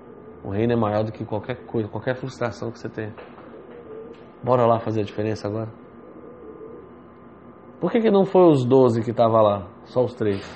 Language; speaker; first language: Portuguese; native; Portuguese